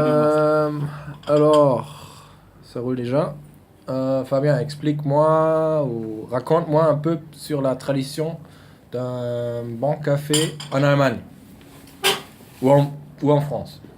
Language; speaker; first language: French; non-native, fluent; German